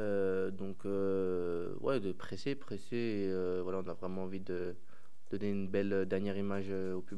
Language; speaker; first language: French; native; French